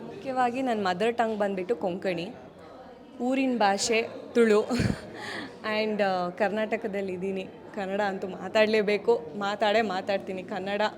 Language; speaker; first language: Kannada; non-native, local second language; Konkani